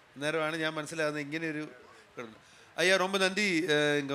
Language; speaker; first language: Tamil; non-native, learner; Malayalam